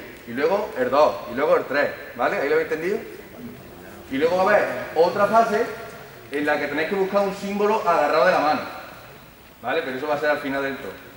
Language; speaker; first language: Spanish; native; Spanish